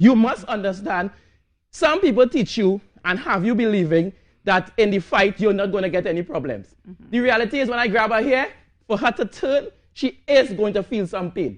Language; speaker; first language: English; native; English